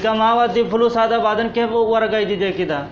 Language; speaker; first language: Arabic; non-native, learner; Hindi